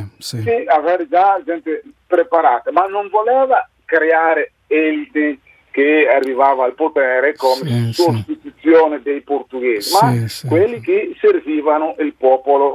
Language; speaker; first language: Italian; non-native, fluent; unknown